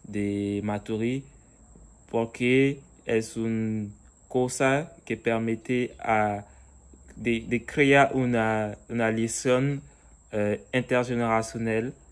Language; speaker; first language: Spanish; non-native, learner; French